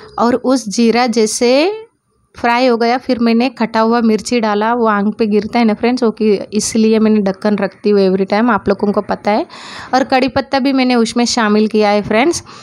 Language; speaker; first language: Hindi; non-native, local second language; Marathi